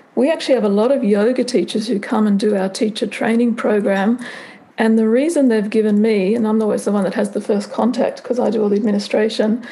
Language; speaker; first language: English; native; English